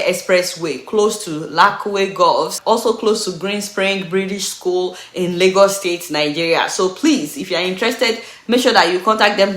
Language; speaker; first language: English; non-native, local second language; Yoruba